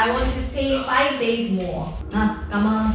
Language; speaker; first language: English; non-native, learner; Korean